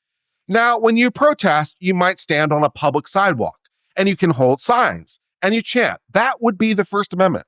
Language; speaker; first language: English; native; English